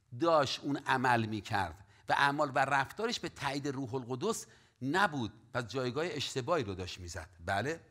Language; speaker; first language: Persian; native; Persian